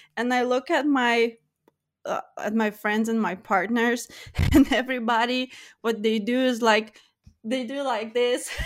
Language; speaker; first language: English; non-native, fluent; Lithuanian